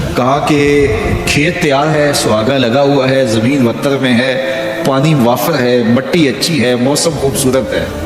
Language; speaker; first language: Urdu; non-native, local second language; Punjabi